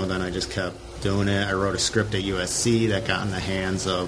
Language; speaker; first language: English; native; English